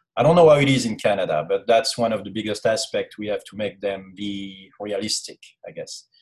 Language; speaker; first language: English; non-native, fluent; French